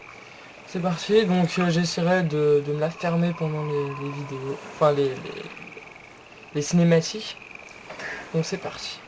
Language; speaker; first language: French; native; French